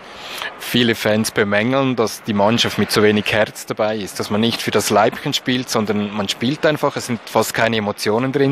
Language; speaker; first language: German; non-native, fluent; English